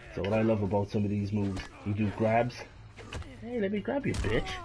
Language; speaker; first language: English; native; English